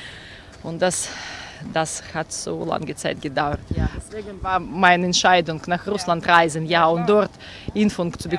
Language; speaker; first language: German; non-native, learner; Russian